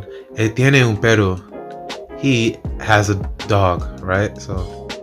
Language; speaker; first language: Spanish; non-native, learner; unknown